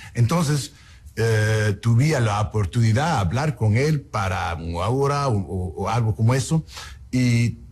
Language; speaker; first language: Spanish; non-native, learner; English